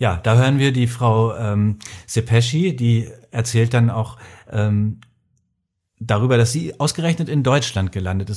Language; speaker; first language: German; native; German